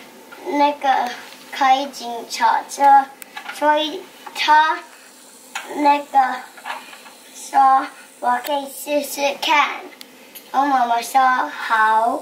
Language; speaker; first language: Chinese; early bilingual, heritage; Chinese